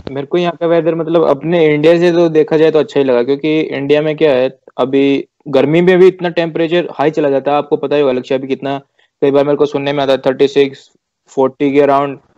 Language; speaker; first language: Hindi; native; Hindi